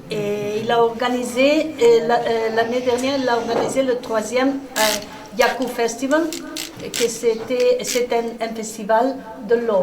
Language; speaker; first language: French; non-native, learner; Spanish